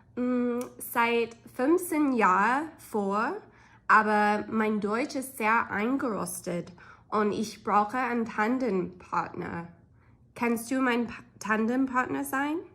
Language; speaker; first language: German; non-native, learner; Ukrainian